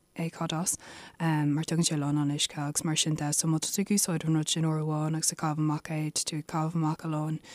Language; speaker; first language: Irish; non-native, local second language; English